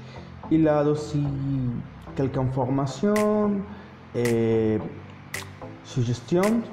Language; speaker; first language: French; non-native, learner; Spanish